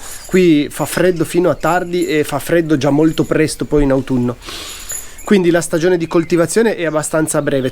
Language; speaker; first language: Italian; native; Italian